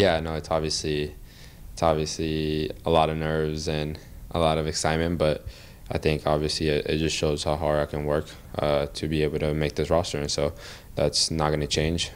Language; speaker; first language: English; early bilingual, other home language; Spanish